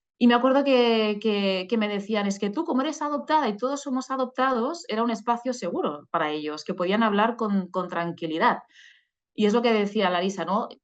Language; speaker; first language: Spanish; non-native, local second language; Catalan